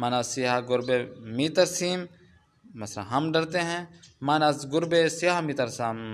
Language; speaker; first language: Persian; non-native, fluent; Urdu